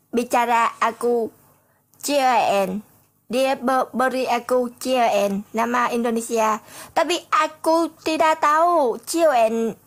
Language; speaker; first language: Indonesian; non-native, learner; Vietnamese